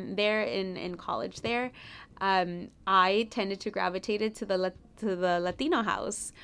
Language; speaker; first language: English; early bilingual, other home language; Spanish